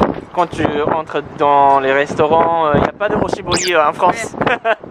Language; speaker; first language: French; non-native, fluent; Japanese